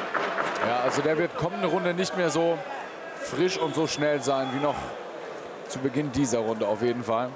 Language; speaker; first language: German; native; German